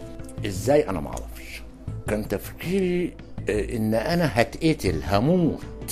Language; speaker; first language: Arabic; native; Arabic